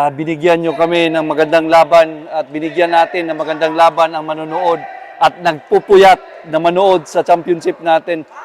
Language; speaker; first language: Filipino; non-native, local second language; Cebuano